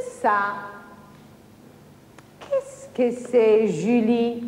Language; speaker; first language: French; non-native, fluent; Italian